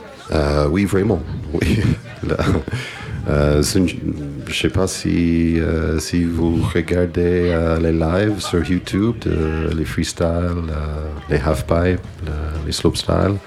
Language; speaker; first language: French; non-native, fluent; English